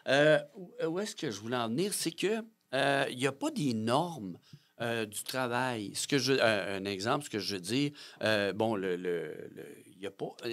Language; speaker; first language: French; native; French